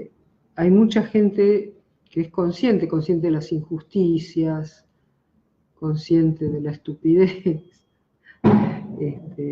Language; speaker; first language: Spanish; native; Spanish